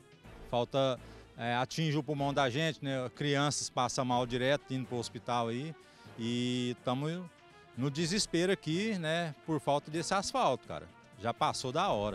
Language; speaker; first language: Portuguese; native; Portuguese